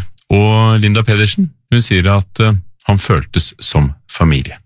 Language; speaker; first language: Norwegian; native; Norwegian